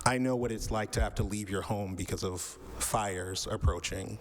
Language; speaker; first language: English; native; English